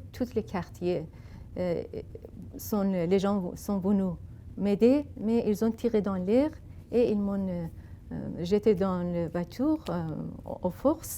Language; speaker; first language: French; non-native, fluent; Persian